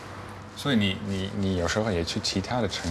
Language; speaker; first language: Chinese; non-native, fluent; Dutch